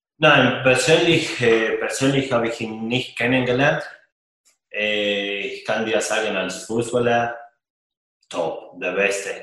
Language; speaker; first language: German; non-native, fluent; Spanish